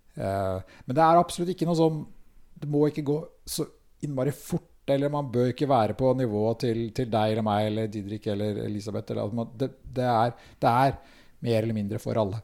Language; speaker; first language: Norwegian; native; Norwegian